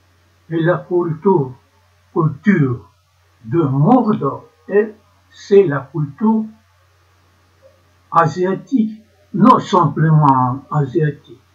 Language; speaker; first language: French; non-native, learner; Ukrainian